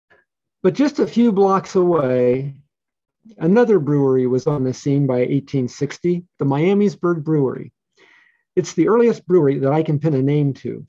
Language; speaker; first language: English; native; English